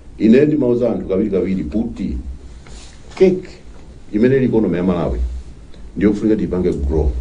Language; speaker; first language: Nyanja; non-native, local second language; Tumbuka